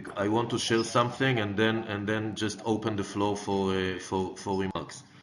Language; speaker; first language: English; non-native, fluent; Hebrew